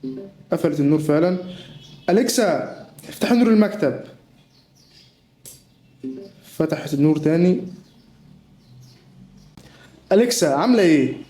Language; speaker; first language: Arabic; native; Arabic